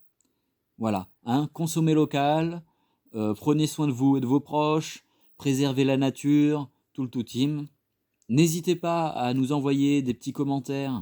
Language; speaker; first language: French; native; French